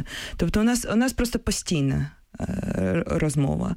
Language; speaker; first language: Ukrainian; non-native, local second language; Russian